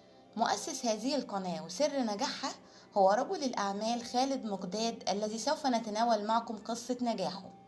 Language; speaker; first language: Arabic; native; Arabic